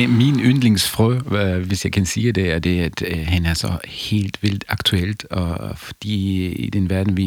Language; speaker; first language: Danish; non-native, fluent; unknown